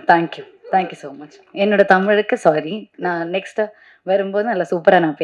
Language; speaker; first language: Tamil; non-native, learner; Malayalam